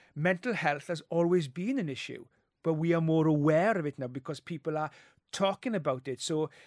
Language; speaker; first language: English; non-native, local second language; Welsh